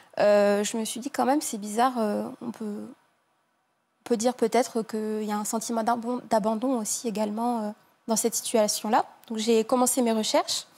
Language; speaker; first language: French; native; French